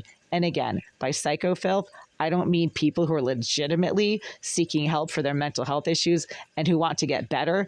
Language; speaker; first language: English; native; English